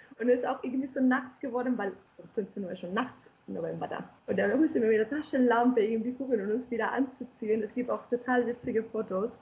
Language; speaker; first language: German; non-native, fluent; Spanish